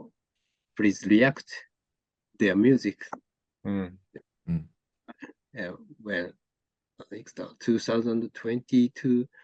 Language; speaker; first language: English; non-native, learner; Japanese